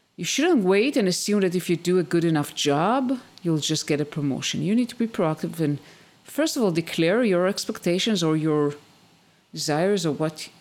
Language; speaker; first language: English; non-native, fluent; Hebrew